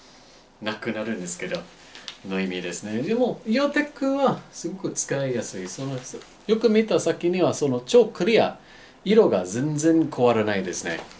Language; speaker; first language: Japanese; non-native, fluent; English